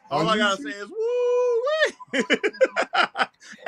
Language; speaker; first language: English; native; English